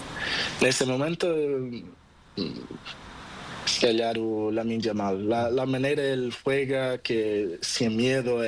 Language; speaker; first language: Spanish; non-native, learner; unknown